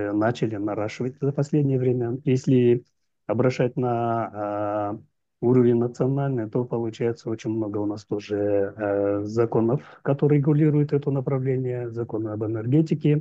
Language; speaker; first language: Russian; non-native, local second language; Uzbek